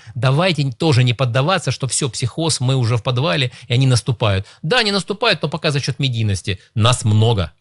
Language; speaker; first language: Russian; native; Russian